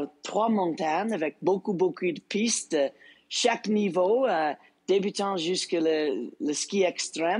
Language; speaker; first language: French; non-native, local second language; English